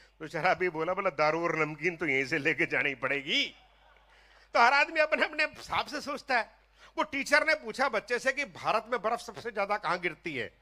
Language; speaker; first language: Hindi; non-native, local second language; Punjabi